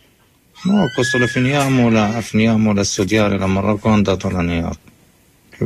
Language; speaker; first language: Italian; non-native, learner; Arabic